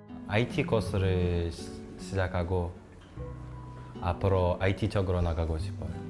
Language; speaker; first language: Korean; non-native, learner; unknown